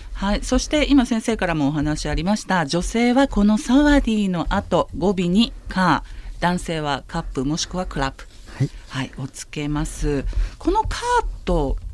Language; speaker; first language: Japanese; native; Japanese